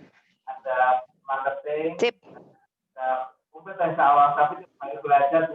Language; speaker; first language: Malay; non-native, local second language; Javanese